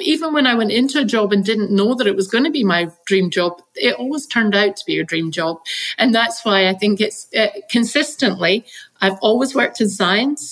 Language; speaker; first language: English; native; English